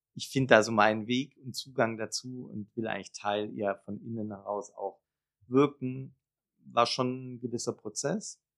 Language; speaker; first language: German; native; German